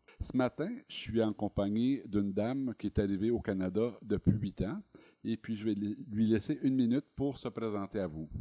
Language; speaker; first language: French; native; French